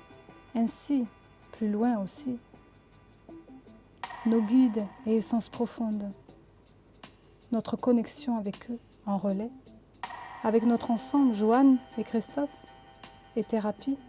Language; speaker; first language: French; native; French